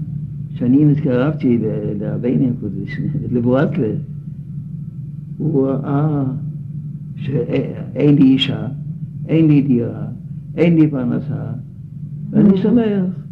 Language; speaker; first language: Hebrew; non-native, fluent; Yiddish